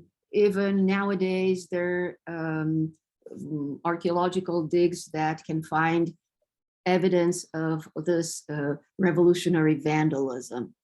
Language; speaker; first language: English; non-native, fluent; Romanian